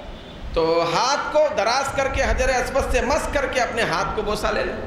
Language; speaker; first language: Urdu; native; Urdu